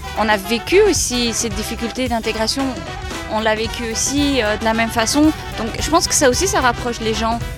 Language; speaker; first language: French; early bilingual, other home language; Armenian